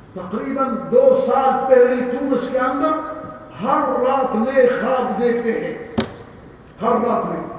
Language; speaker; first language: Urdu; non-native, learner; Arabic